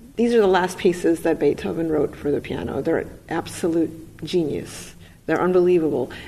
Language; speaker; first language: English; non-native, fluent; Russian